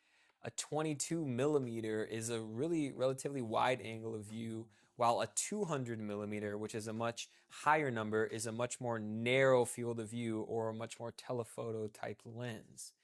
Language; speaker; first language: English; native; English